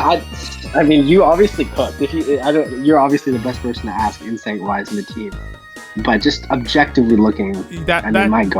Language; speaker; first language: English; native; English